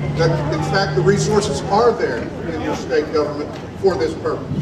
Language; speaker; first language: English; native; English